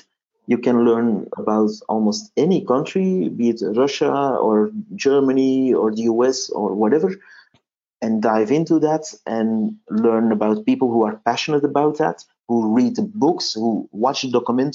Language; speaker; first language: English; non-native, fluent; Dutch